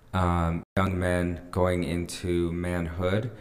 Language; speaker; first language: English; early bilingual, other home language; Spanish